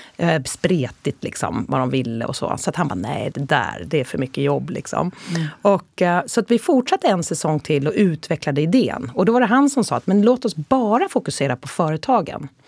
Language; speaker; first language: Swedish; native; Swedish